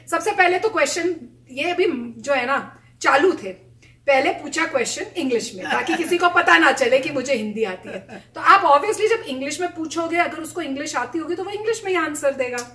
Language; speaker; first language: Hindi; native; Hindi